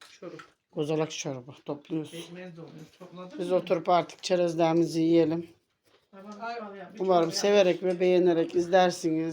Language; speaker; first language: Turkish; native; Turkish